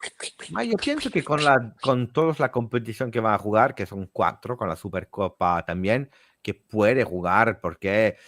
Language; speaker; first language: Spanish; non-native, fluent; Italian